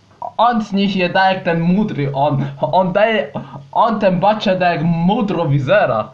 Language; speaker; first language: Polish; non-native, learner; Slovak